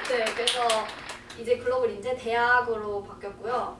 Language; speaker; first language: Korean; early bilingual, heritage; Korean